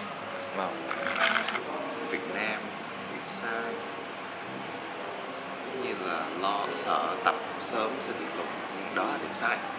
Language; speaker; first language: Vietnamese; early bilingual, heritage; Vietnamese